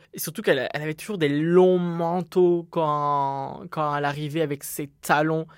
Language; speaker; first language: French; native; French